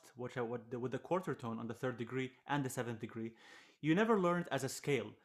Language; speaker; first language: English; non-native, fluent; Arabic